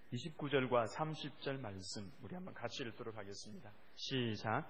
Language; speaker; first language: Korean; native; Korean